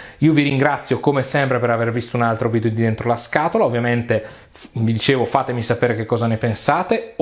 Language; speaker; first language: Italian; native; Italian